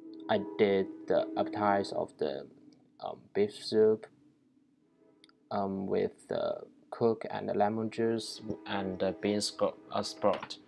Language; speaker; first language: English; non-native, learner; Chinese